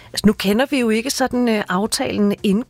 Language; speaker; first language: Danish; native; Danish